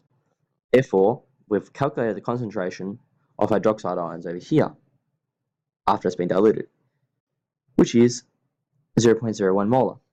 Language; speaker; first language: English; native; English